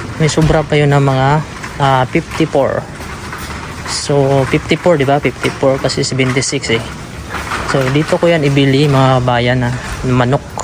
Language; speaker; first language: Filipino; native; Filipino